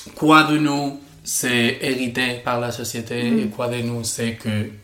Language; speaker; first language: French; non-native, fluent; Spanish